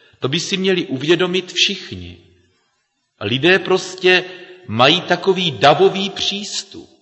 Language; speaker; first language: Czech; native; Czech